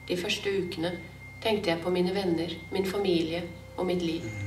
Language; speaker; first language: Norwegian; non-native, fluent; Persian